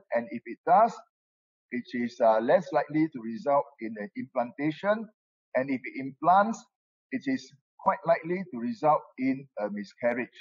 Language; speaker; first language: English; non-native, local second language; Min Nan Chinese